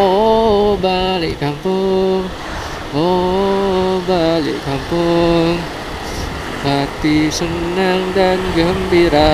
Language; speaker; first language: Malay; non-native, local second language; Javanese